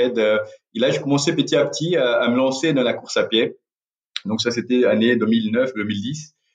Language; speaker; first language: French; non-native, fluent; Portuguese